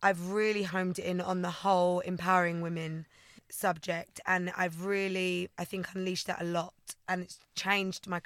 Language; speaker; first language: English; native; English